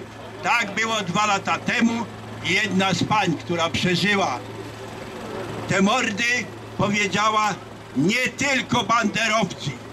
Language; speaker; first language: Polish; native; Polish